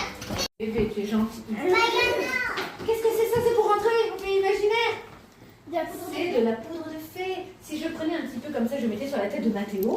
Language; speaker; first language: French; native; French